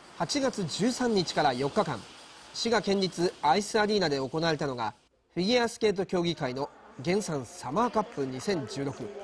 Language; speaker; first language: Japanese; native; Japanese